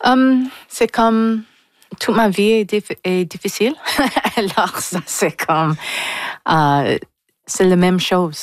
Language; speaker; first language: French; non-native, local second language; English